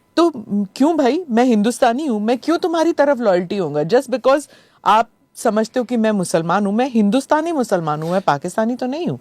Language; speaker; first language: Hindi; native; Hindi